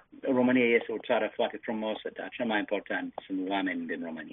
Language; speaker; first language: Romanian; non-native, fluent; English